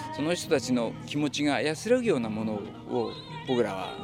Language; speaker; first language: Japanese; native; Japanese